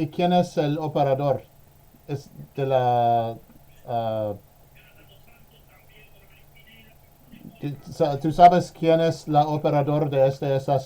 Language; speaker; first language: Spanish; non-native, learner; English